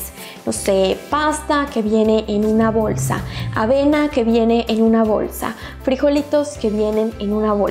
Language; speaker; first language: Spanish; native; Spanish